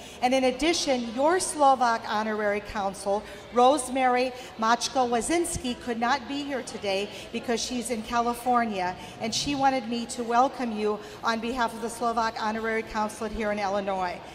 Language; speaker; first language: English; early bilingual, other home language; Czech